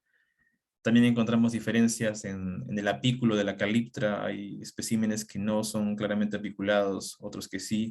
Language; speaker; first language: Spanish; native; Spanish